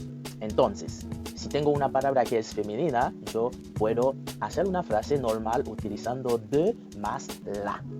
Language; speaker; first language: Spanish; non-native, fluent; French